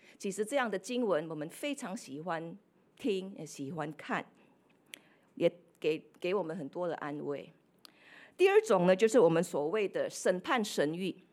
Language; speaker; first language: Chinese; non-native, fluent; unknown